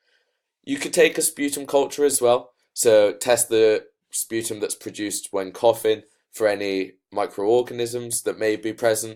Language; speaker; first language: English; native; English